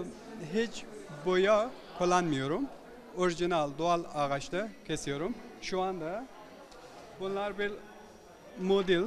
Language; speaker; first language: Turkish; non-native, learner; Persian